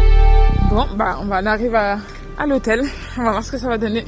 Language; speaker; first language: French; native; French